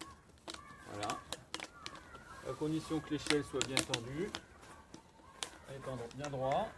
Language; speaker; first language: French; native; French